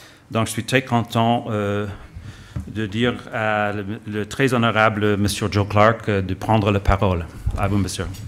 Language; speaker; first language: French; non-native, fluent; English